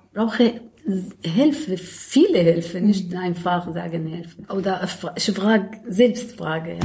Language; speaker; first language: German; non-native, learner; Arabic